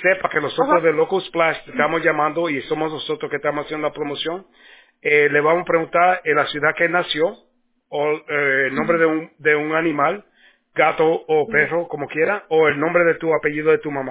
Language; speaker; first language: Spanish; early bilingual, heritage; Spanish